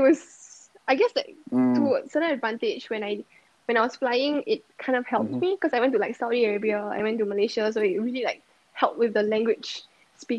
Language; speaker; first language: English; native; English